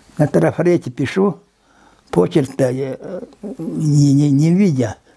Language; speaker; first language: Russian; non-native, local second language; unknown